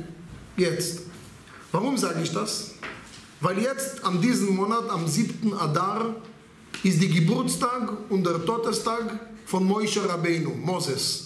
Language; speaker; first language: German; non-native, learner; Hebrew